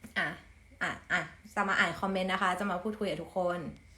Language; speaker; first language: Thai; native; Thai